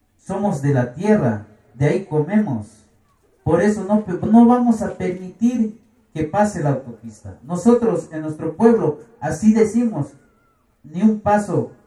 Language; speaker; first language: Spanish; non-native, local second language; Tzeltal